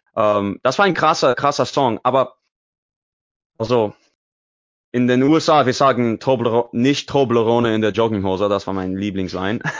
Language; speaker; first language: German; non-native, learner; English